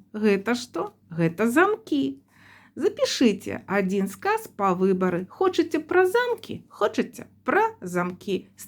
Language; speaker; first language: Belarusian; non-native, local second language; Russian